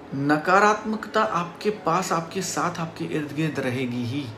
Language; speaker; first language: Hindi; non-native, local second language; Marathi